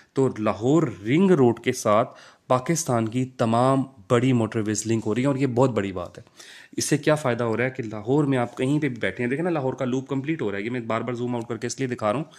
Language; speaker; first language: Urdu; non-native, local second language; Punjabi